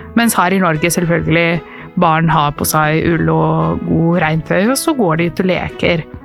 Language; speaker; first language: Norwegian; non-native, fluent; Serbian